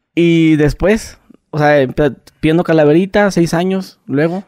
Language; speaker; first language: Spanish; native; Spanish